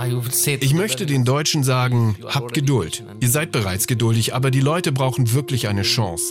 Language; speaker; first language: German; non-native, fluent; Arabic